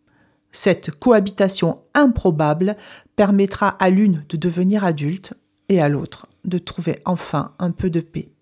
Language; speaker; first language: French; native; French